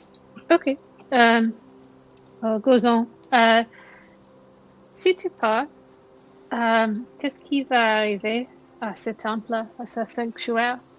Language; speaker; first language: French; non-native, learner; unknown